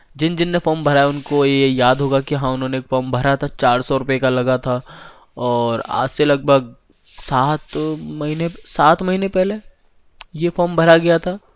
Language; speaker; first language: Hindi; native; Hindi